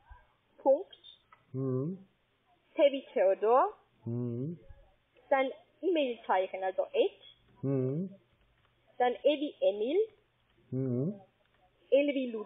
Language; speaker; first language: German; non-native, learner; Spanish